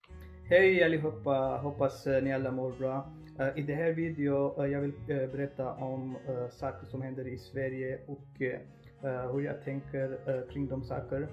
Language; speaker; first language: Swedish; non-native, fluent; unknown